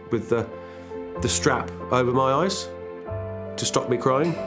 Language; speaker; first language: English; native; English